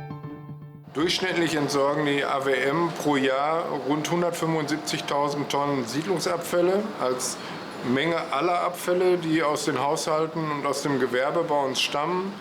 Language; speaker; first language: German; native; German